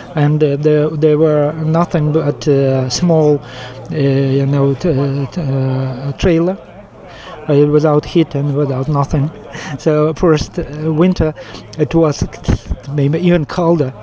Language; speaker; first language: English; non-native, fluent; Ukrainian